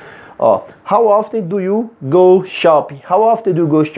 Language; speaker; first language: English; non-native, fluent; Portuguese